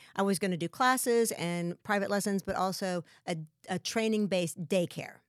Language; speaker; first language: English; native; English